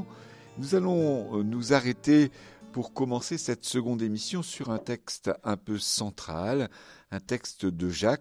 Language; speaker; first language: French; native; French